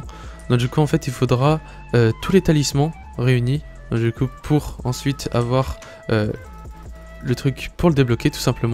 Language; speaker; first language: French; native; French